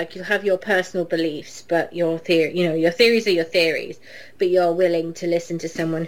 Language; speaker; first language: English; native; English